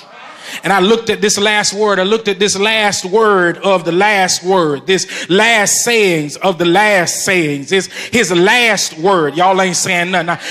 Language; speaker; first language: English; native; English